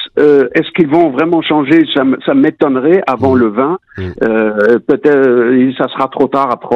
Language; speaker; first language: French; non-native, local second language; Arabic